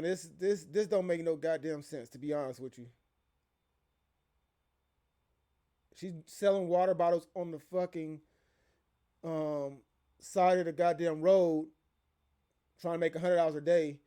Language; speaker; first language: English; native; English